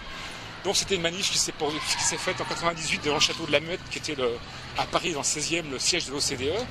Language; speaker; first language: French; native; French